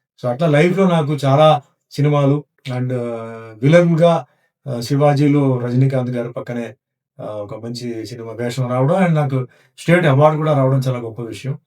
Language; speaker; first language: Telugu; non-native, local second language; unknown